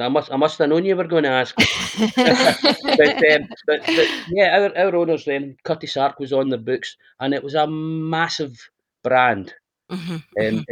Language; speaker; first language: English; native; English